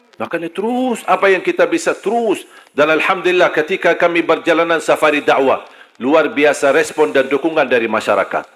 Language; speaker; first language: Malay; non-native, fluent; Arabic